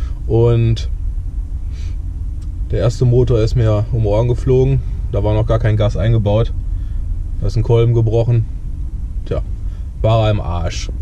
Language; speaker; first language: German; native; German